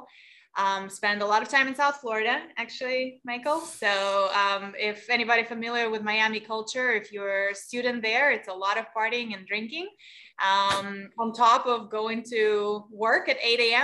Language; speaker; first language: English; non-native, fluent; Russian